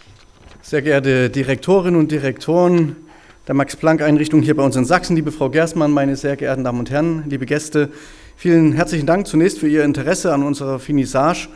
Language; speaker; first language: German; native; German